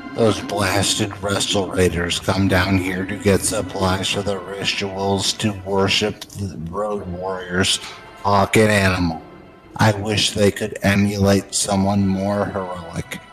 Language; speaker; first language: English; native; English